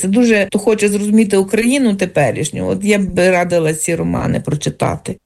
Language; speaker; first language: Ukrainian; native; Ukrainian